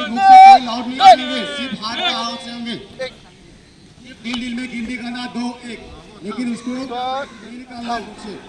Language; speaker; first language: Hindi; non-native, local second language; Assamese